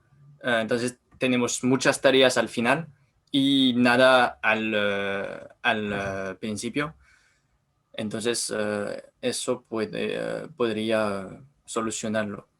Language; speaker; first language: Spanish; non-native, learner; French